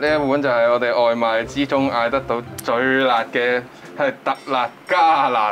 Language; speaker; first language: Chinese; native; Chinese